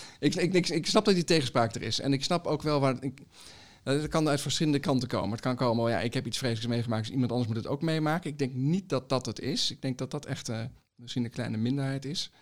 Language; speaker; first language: Dutch; native; Dutch